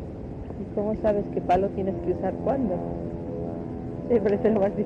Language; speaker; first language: Spanish; native; Spanish